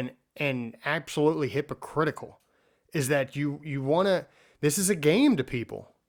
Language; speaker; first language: English; native; English